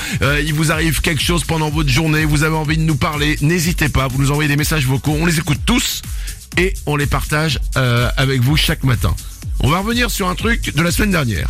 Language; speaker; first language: French; native; French